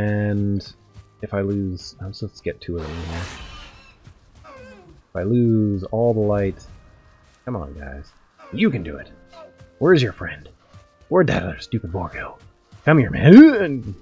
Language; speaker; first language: English; native; English